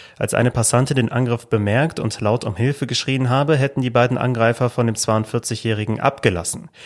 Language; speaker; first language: German; native; German